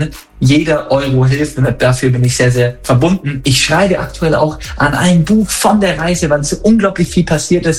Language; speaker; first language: German; native; German